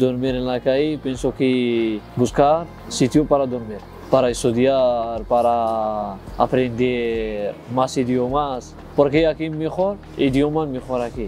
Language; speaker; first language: Spanish; non-native, learner; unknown